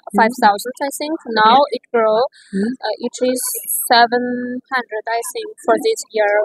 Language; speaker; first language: English; non-native, learner; Kazakh